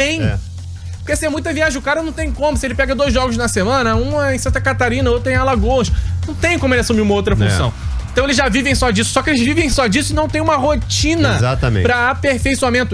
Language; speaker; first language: Portuguese; native; Portuguese